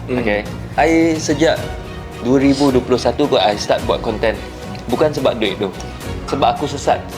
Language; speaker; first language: Malay; non-native, local second language; Chinese